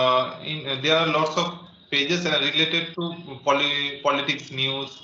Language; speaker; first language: English; non-native, learner; Bangla